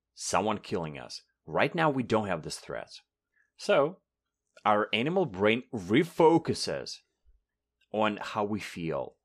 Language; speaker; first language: English; non-native, fluent; Russian